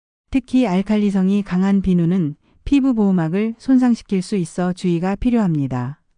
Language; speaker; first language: Korean; native; Korean